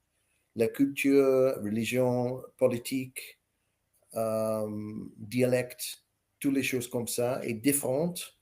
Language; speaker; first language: French; non-native, learner; English